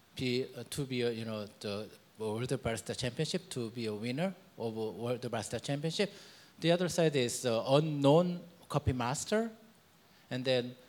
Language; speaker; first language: English; non-native, fluent; Korean